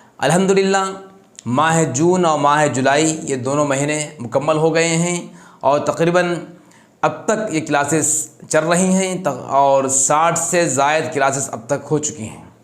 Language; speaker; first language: Urdu; native; Urdu